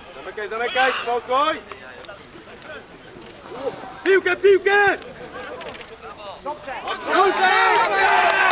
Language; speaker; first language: Polish; native; Polish